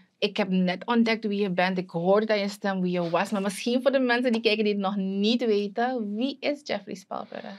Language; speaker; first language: Dutch; native; Dutch